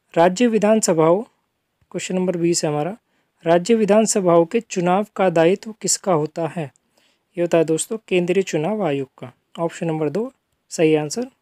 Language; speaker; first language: Hindi; native; Hindi